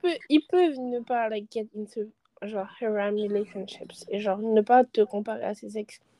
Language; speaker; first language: French; non-native, local second language; Wolof